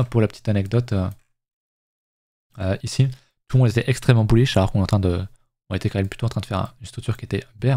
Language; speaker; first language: French; native; French